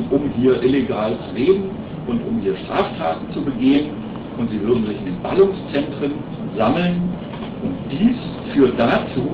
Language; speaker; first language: German; native; German